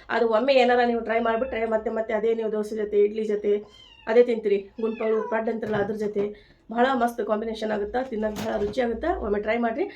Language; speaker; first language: Kannada; native; Kannada